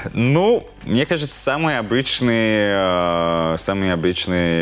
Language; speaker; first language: Russian; non-native, local second language; Latvian